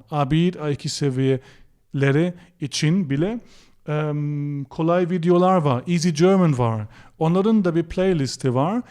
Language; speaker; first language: Turkish; non-native, fluent; German